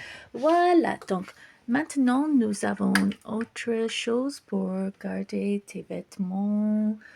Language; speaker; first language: French; non-native, fluent; English